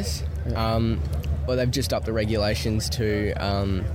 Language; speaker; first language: English; native; English